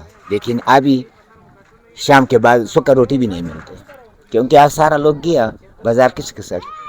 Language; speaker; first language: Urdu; early bilingual, other home language; Pashto